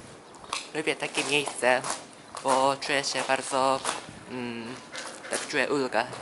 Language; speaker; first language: Polish; non-native, fluent; Japanese